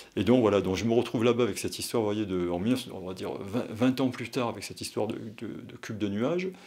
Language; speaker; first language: French; native; French